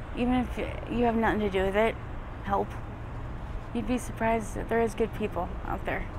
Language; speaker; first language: English; native; English